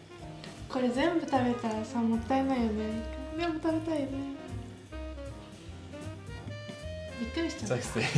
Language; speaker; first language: Japanese; native; Japanese